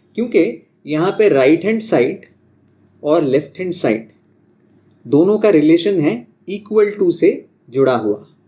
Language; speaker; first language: Hindi; non-native, local second language; Bangla